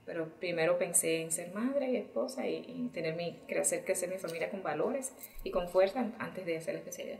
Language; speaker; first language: Spanish; early bilingual, heritage; Spanish